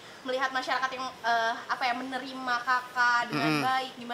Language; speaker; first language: Indonesian; native; Indonesian